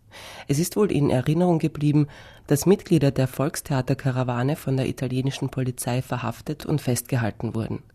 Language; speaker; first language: German; native; German